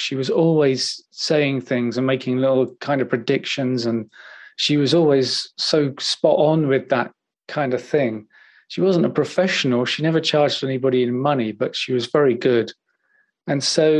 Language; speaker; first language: English; native; English